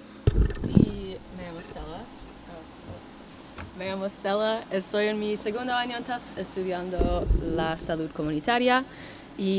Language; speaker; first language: Spanish; non-native, learner; English